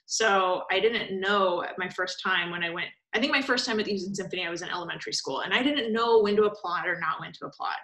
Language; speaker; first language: English; native; English